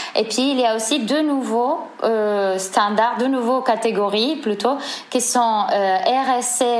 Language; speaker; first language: French; non-native, fluent; Spanish